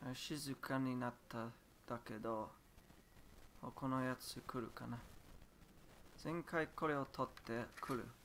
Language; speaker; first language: Japanese; non-native, learner; English